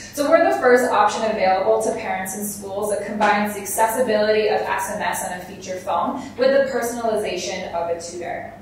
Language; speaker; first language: English; native; English